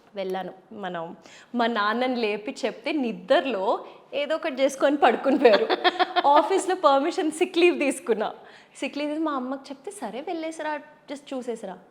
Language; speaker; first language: Telugu; native; Telugu